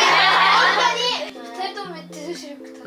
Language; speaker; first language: Japanese; native; Japanese